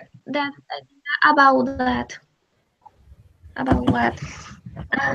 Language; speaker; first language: English; non-native, learner; Spanish